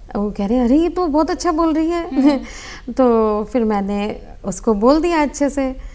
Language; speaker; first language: Hindi; native; Hindi